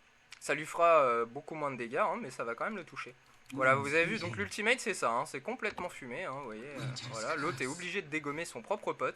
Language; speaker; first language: French; native; French